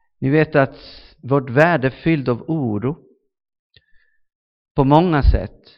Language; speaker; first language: Swedish; non-native, fluent; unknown